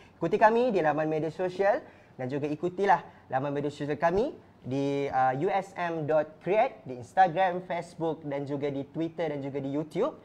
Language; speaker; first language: Malay; native; Malay